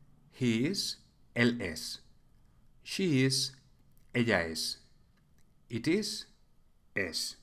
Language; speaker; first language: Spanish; non-native, fluent; English